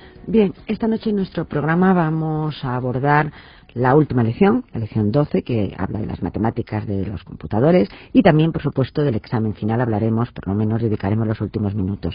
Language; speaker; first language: Spanish; native; Spanish